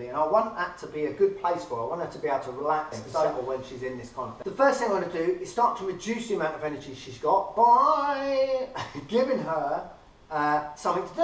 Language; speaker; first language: English; native; English